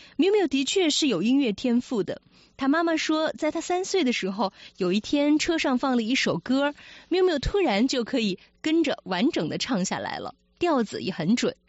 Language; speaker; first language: Chinese; native; Chinese